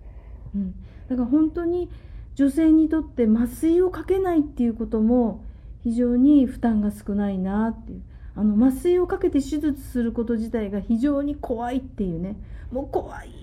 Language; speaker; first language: Japanese; native; Japanese